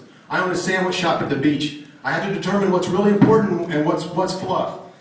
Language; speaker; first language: English; native; English